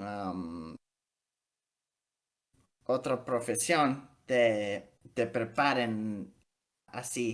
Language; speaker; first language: Spanish; early bilingual, heritage; Spanish